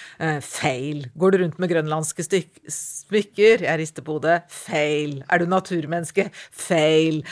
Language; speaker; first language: Norwegian; native; Norwegian